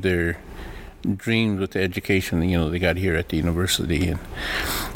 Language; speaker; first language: English; early bilingual, other home language; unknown